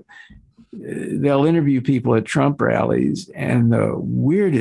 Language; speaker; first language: English; native; English